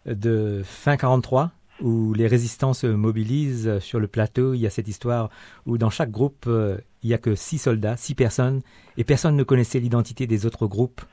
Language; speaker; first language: French; native; French